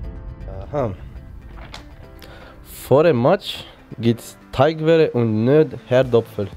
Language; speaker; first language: German; non-native, learner; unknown